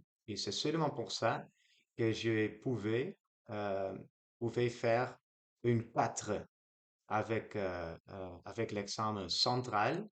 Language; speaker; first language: French; non-native, learner; Dutch